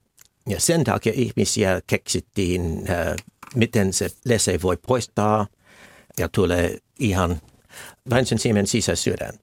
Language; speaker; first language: Finnish; non-native, fluent; English